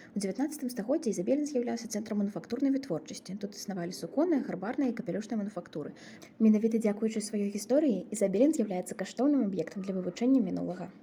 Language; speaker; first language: Belarusian; native; Belarusian